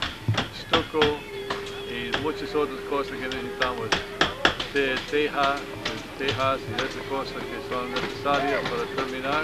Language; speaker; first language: Spanish; non-native, learner; English